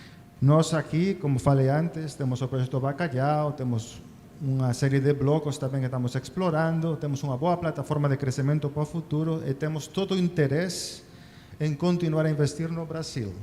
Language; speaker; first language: Portuguese; non-native, fluent; Spanish